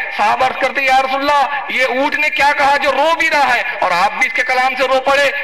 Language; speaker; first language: Urdu; native; Urdu